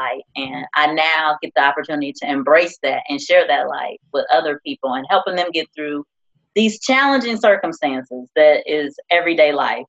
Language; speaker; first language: English; native; English